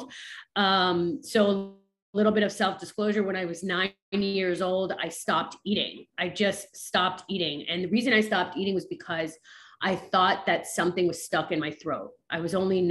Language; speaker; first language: English; native; English